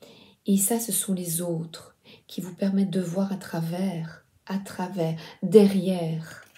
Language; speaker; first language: French; native; French